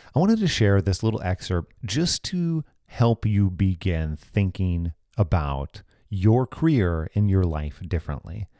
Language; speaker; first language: English; native; English